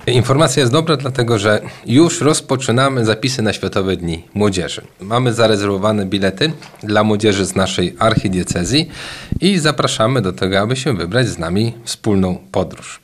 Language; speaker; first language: Polish; native; Polish